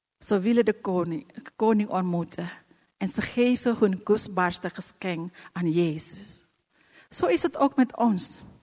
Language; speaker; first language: Dutch; non-native, fluent; Indonesian